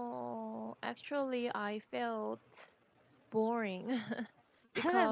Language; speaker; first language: English; non-native, learner; Korean